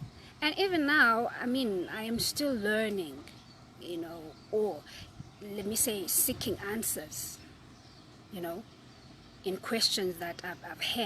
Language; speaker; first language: English; non-native, local second language; Zulu